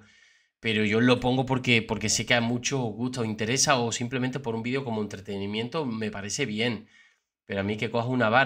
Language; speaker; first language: Spanish; native; Spanish